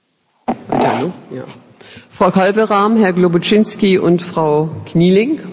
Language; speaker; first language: German; native; German